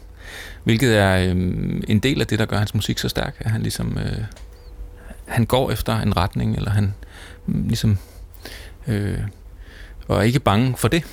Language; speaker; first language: Danish; native; Danish